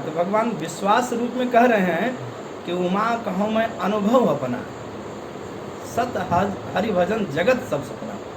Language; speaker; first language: Hindi; native; Hindi